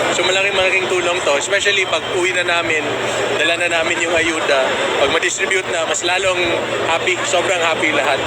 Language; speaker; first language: Filipino; non-native, local second language; Cebuano